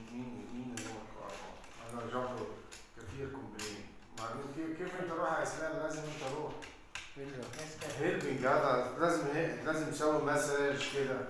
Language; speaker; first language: Arabic; non-native, learner; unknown